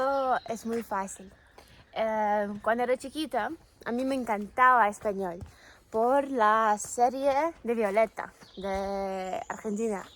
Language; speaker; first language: Spanish; non-native, fluent; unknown